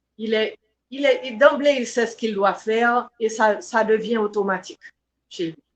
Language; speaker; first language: French; non-native, local second language; Haitian Creole